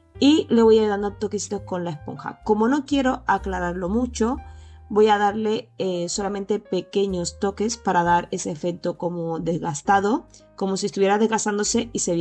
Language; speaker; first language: Spanish; native; Spanish